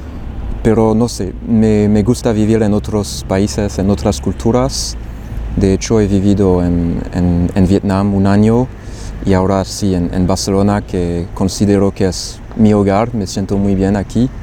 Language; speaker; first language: Spanish; non-native, fluent; French